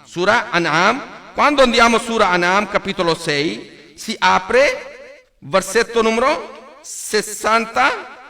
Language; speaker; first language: Italian; non-native, learner; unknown